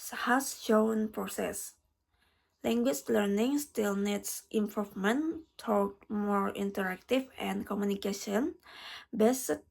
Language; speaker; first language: English; non-native, learner; Indonesian